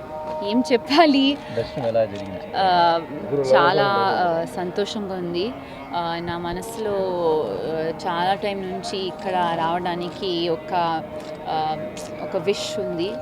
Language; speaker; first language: Telugu; non-native, fluent; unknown